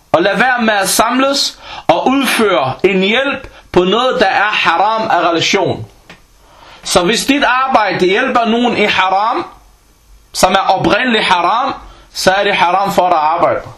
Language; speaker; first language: Danish; early bilingual, other home language; Arabic